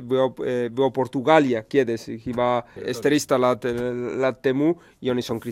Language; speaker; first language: Polish; non-native, learner; Spanish